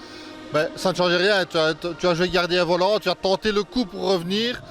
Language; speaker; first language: French; native; French